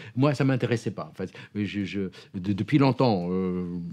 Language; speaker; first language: French; non-native, local second language; Arabic